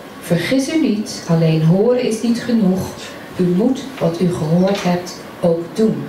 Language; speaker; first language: Dutch; native; Dutch